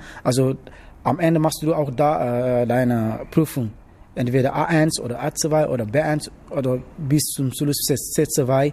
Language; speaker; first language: German; non-native, learner; Wolof